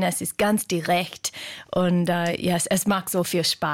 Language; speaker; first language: German; non-native, fluent; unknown